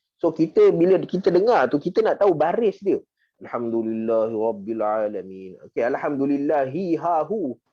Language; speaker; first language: Malay; native; Malay